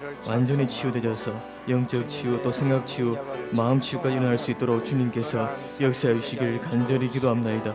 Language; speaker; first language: Korean; native; Korean